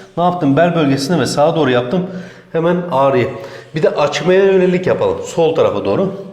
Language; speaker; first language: Turkish; native; Turkish